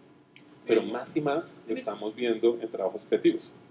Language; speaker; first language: Spanish; native; Spanish